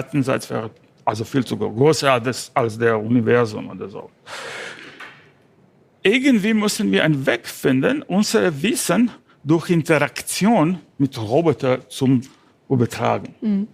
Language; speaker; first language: German; non-native, learner; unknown